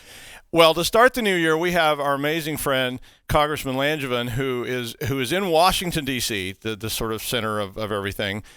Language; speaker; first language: English; native; English